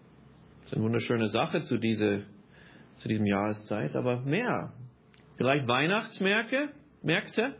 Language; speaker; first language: German; non-native, fluent; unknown